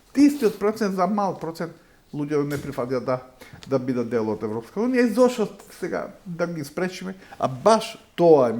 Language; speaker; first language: Macedonian; non-native, local second language; Albanian